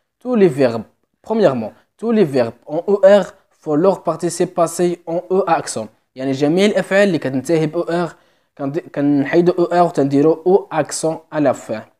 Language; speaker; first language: French; non-native, local second language; Arabic